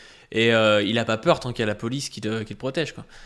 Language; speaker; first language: French; native; French